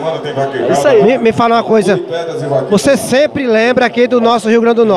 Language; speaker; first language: Portuguese; native; Portuguese